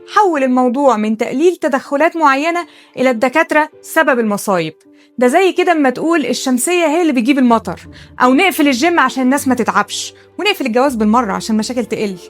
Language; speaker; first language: Arabic; native; Arabic